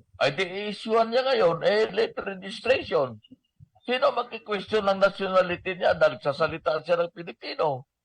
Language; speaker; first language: Filipino; native; Filipino